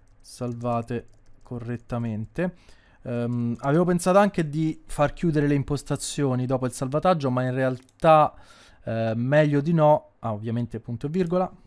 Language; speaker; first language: Italian; native; Italian